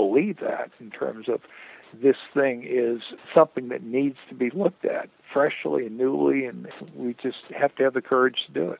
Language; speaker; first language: English; native; English